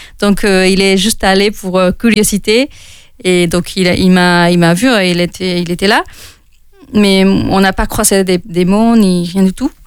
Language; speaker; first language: French; non-native, fluent; Spanish